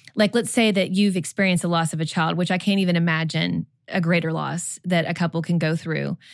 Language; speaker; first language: English; native; English